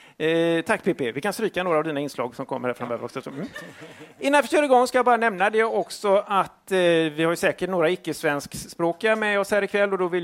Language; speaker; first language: Swedish; native; Swedish